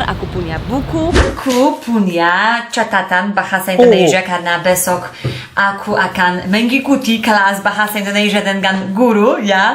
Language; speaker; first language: Indonesian; non-native, fluent; Polish